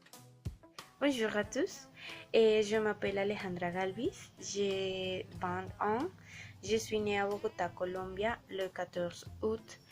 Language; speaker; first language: French; non-native, learner; Spanish